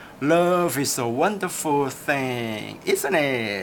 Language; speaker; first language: English; non-native, local second language; Chinese